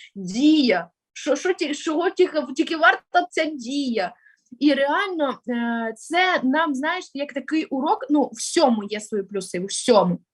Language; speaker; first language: Ukrainian; non-native, local second language; Russian